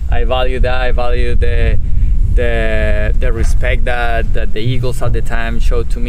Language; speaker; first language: English; non-native, fluent; Spanish